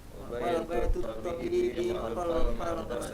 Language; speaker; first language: Arabic; non-native, learner; Indonesian